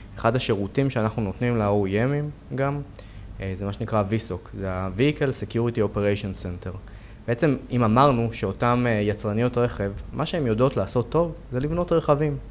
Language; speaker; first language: Hebrew; native; Hebrew